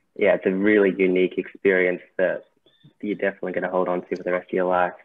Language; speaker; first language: English; native; English